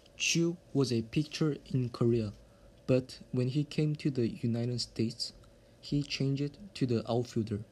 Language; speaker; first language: English; non-native, learner; Korean